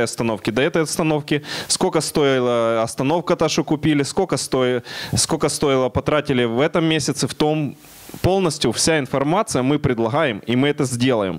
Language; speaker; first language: Russian; non-native, local second language; Ukrainian